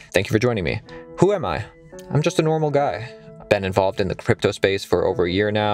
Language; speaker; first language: English; native; English